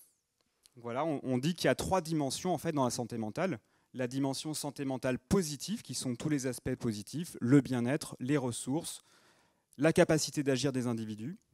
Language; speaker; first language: French; native; French